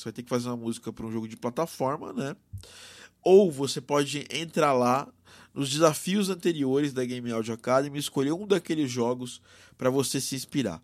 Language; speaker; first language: Portuguese; native; Portuguese